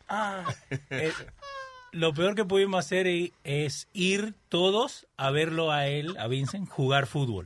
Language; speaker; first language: Spanish; early bilingual, heritage; Spanish